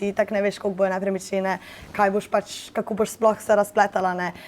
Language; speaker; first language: Slovenian; native; Slovenian